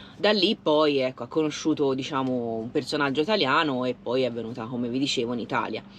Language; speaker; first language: Italian; native; Italian